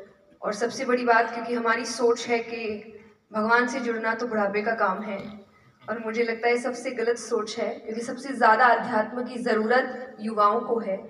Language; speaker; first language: Hindi; non-native, local second language; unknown